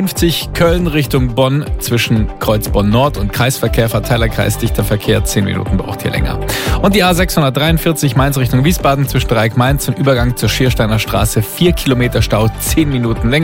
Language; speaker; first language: German; native; German